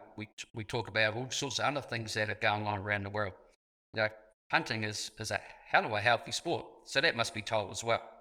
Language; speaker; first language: English; native; English